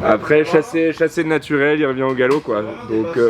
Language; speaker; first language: French; native; French